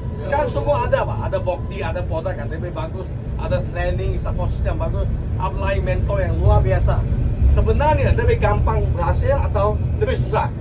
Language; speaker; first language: Malay; non-native, local second language; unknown